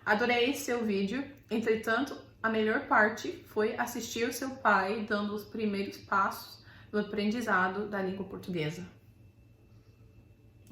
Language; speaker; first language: Portuguese; non-native, fluent; English